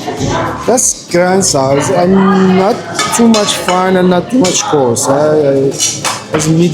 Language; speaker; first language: English; non-native, learner; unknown